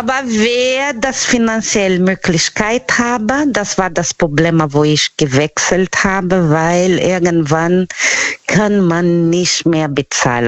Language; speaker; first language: German; non-native, learner; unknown